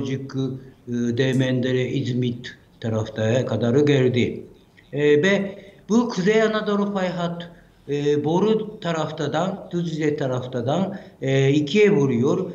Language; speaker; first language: Turkish; non-native, fluent; Japanese